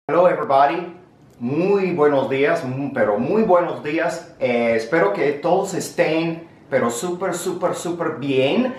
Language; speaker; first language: Spanish; non-native, fluent; English